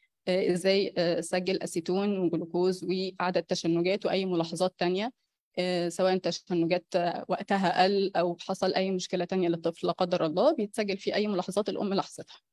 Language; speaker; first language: Arabic; native; Arabic